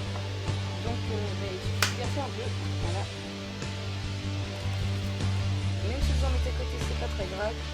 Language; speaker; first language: French; native; French